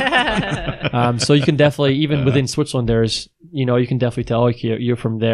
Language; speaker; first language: English; non-native, fluent; Swiss German